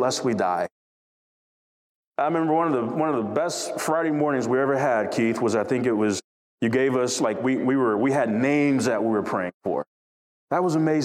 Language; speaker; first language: English; native; English